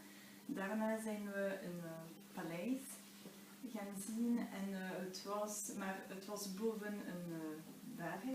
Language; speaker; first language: Dutch; non-native, learner; French